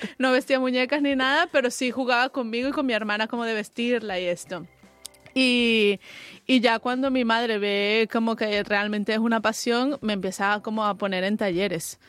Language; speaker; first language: Spanish; native; Spanish